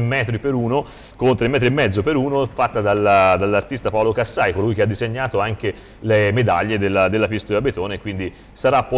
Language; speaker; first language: Italian; native; Italian